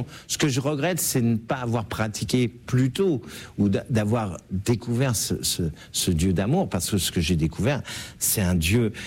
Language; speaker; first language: French; native; French